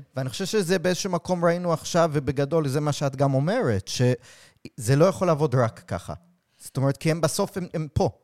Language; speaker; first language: Hebrew; early bilingual, heritage; Hebrew